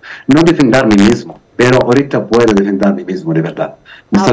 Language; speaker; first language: Spanish; non-native, learner; Arabic